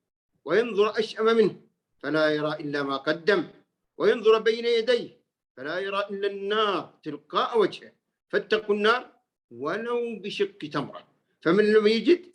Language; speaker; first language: Arabic; native; Arabic